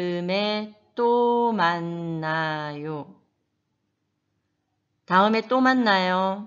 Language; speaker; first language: Korean; non-native, fluent; Malagasy